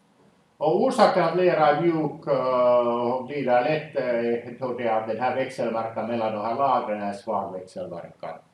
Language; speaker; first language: Swedish; native; Swedish